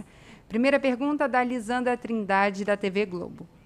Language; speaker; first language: Portuguese; native; Portuguese